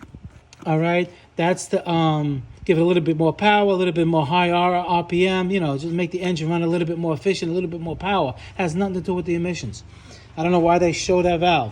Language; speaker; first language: English; native; English